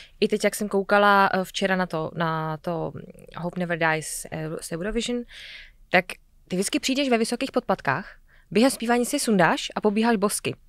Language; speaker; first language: Czech; native; Czech